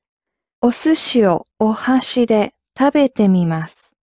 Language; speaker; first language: Japanese; non-native, learner; English